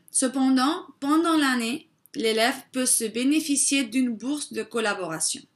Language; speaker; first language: French; non-native, fluent; Spanish